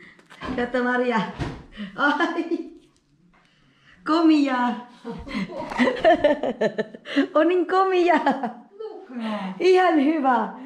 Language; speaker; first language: Finnish; non-native, learner; Waray